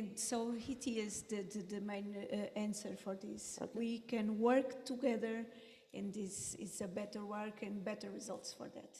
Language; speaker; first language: English; non-native, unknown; Portuguese